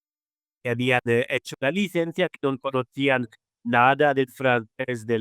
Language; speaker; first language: Spanish; non-native, fluent; Arabic